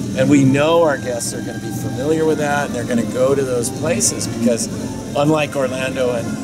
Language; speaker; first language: English; native; English